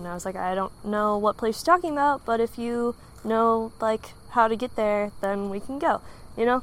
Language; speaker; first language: English; native; English